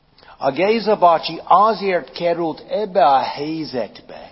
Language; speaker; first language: Hungarian; non-native, fluent; English